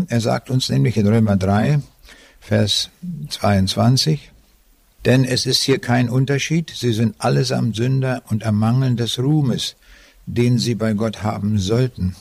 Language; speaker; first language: German; native; German